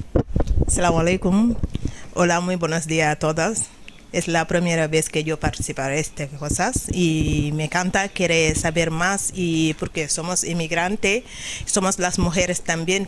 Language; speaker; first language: Spanish; non-native, learner; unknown